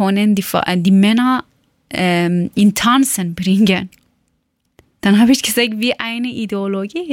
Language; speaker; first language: German; non-native, learner; Persian